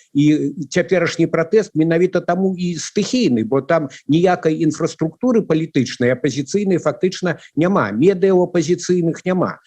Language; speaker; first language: Belarusian; native; Belarusian